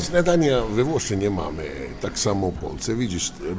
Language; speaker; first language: Polish; non-native, learner; Italian